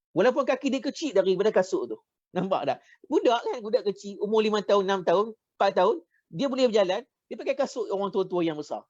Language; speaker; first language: Malay; native; Malay